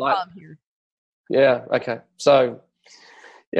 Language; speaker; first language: English; native; English